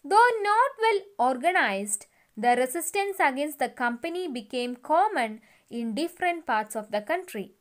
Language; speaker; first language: English; non-native, local second language; Malayalam